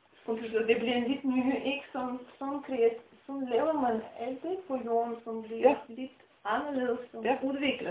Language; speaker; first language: Danish; non-native, fluent; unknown